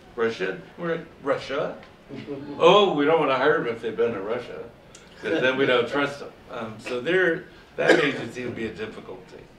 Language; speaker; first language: English; native; English